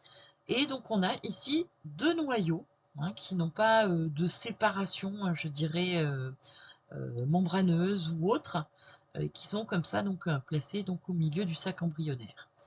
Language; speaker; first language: French; native; French